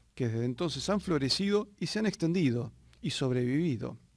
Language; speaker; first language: Spanish; native; Spanish